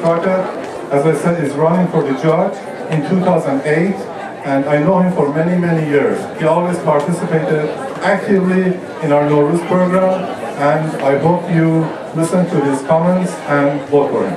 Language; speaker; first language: English; non-native, fluent; Persian